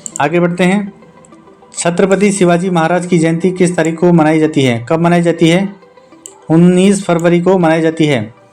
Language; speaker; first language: Hindi; native; Hindi